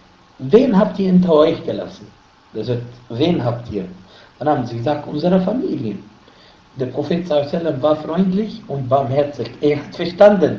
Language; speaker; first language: German; non-native, fluent; Arabic